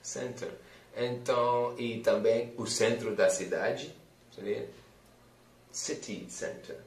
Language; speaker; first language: Portuguese; non-native, fluent; English